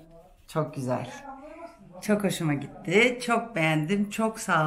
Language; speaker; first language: Turkish; early bilingual, heritage; Turkish